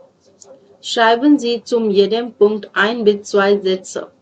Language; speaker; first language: German; non-native, learner; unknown